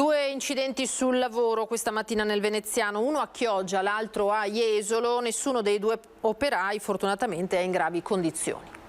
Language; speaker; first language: Italian; native; Italian